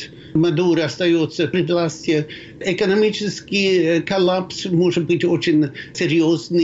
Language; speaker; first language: Russian; non-native, fluent; Swedish